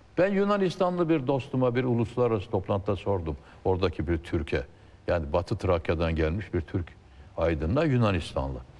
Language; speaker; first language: Turkish; native; Turkish